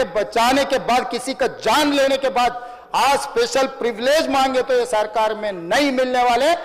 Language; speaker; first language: Hindi; non-native, local second language; Telugu